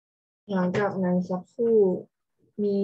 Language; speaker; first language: Chinese; non-native, learner; Thai